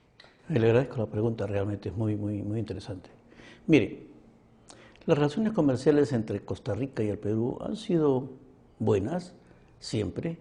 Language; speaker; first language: Spanish; native; Spanish